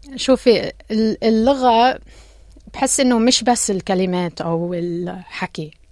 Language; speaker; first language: Arabic; early bilingual, heritage; Arabic